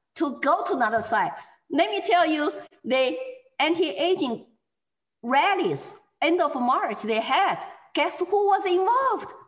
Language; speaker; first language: English; non-native, fluent; Chinese